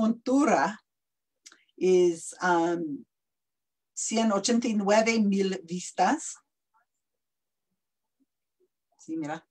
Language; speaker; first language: Spanish; non-native, learner; English